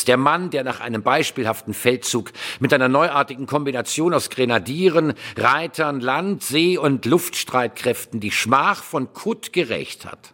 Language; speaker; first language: German; native; German